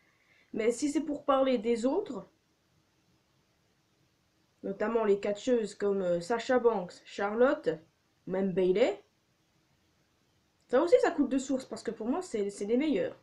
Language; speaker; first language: French; native; French